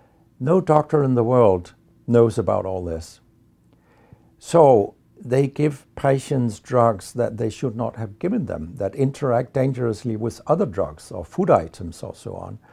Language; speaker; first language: English; non-native, fluent; Danish